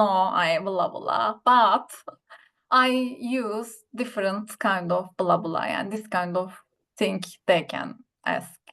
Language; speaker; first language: English; non-native, learner; Turkish